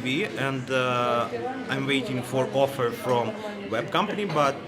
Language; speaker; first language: English; non-native, learner; Russian